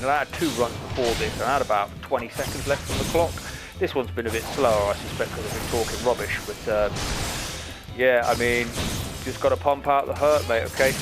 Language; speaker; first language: English; native; English